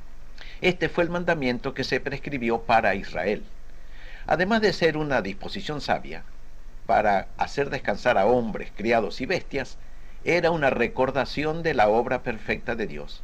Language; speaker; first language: Spanish; native; Spanish